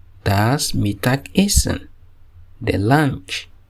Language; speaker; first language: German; non-native, fluent; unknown